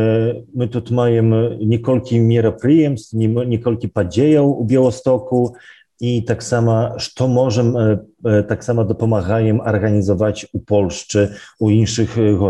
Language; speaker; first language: Belarusian; non-native, local second language; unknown